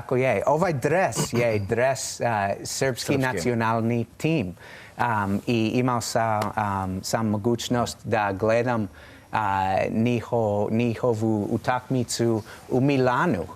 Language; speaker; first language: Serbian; non-native, learner; English